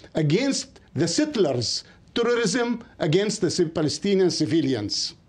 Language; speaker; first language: English; non-native, fluent; Arabic